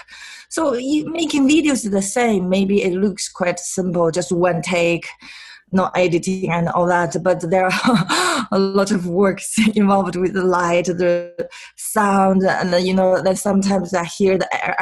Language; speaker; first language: English; non-native, fluent; Chinese